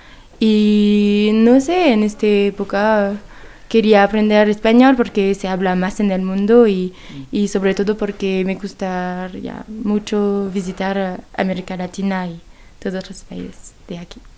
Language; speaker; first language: Spanish; non-native, learner; French